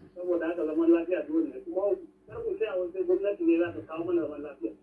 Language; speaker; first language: Hausa; non-native, local second language; Fula